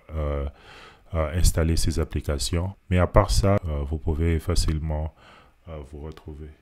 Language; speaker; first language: French; non-native, local second language; Lingala